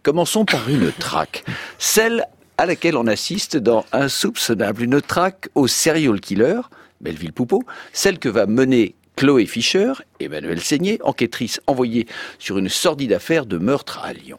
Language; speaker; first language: French; native; French